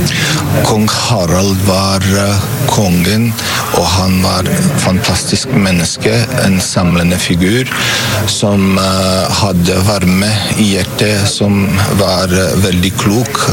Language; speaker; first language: Norwegian; non-native, fluent; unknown